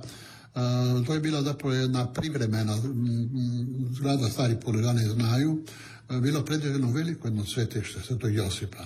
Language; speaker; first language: Serbian; non-native, local second language; Italian